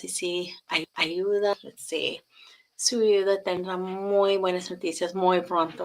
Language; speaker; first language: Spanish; non-native, learner; English